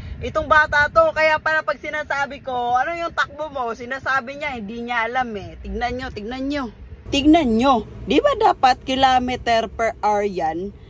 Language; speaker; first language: Filipino; non-native, local second language; Cebuano